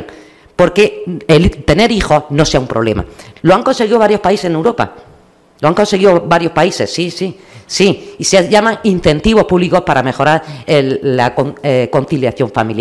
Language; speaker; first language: Spanish; native; Spanish